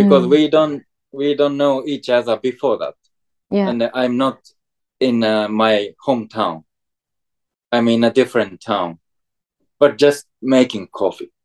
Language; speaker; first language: English; non-native, fluent; Japanese